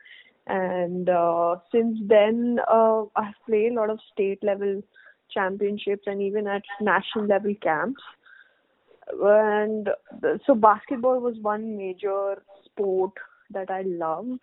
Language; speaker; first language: English; non-native, local second language; Hindi